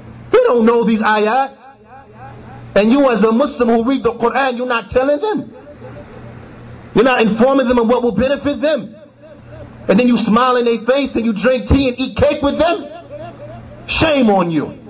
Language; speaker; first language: English; native; English